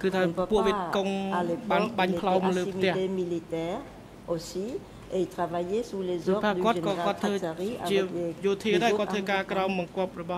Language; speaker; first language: French; non-native, local second language; Khmer